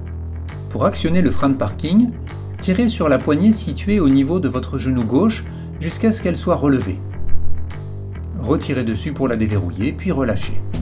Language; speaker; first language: French; native; French